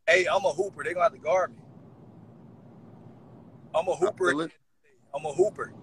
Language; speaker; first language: English; native; English